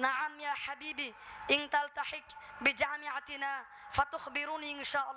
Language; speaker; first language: Arabic; non-native, learner; Bangla